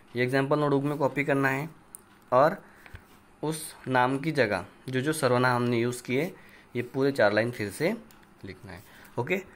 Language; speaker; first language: Hindi; non-native, local second language; Marathi